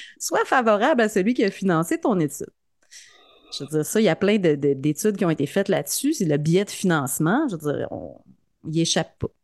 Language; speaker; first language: French; native; French